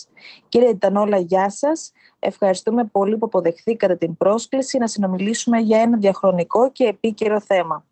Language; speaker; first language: Greek; native; Greek